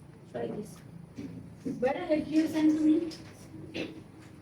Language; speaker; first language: English; non-native, fluent; Indonesian